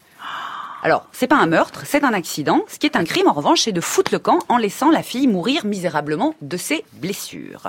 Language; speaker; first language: French; native; French